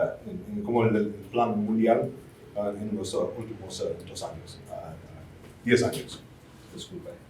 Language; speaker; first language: Spanish; non-native, fluent; English